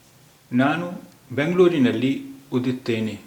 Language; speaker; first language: Kannada; non-native, local second language; Urdu